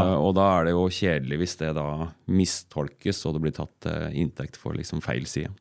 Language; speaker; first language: Norwegian; native; Norwegian